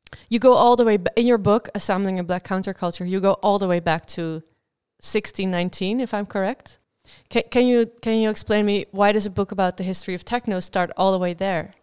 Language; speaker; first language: English; non-native, fluent; Dutch